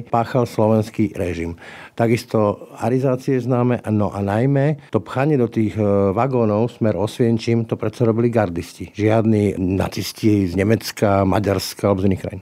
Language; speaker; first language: Slovak; native; Slovak